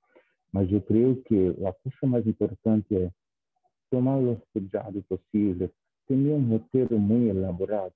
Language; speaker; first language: Spanish; non-native, fluent; Portuguese